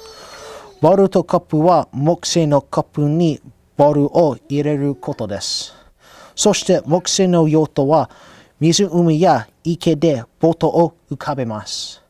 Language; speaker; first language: Japanese; non-native, learner; English